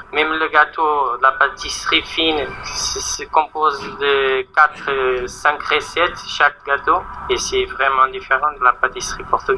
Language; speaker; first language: French; non-native, learner; Portuguese